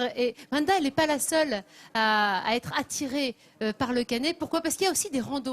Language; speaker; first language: French; native; French